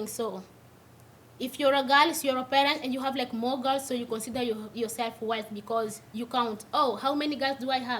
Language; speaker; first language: English; non-native, local second language; Swahili